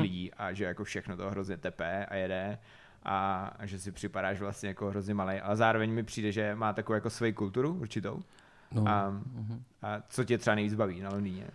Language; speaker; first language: Czech; native; Czech